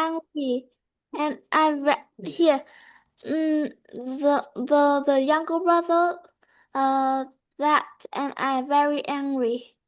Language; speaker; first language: English; non-native, learner; Vietnamese